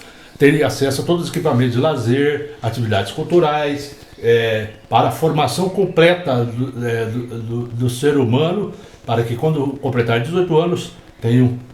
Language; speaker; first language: Portuguese; native; Portuguese